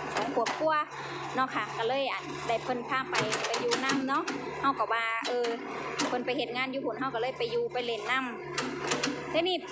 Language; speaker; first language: Thai; native; Thai